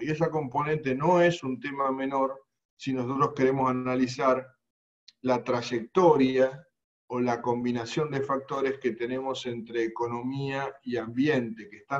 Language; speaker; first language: Spanish; native; Spanish